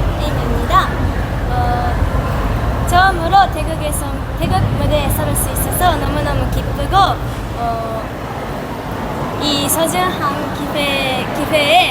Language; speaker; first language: Korean; non-native, learner; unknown